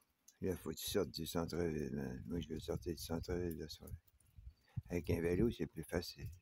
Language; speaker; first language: French; native; French